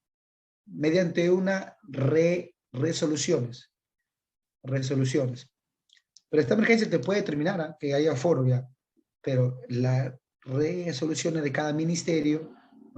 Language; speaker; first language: Spanish; native; Spanish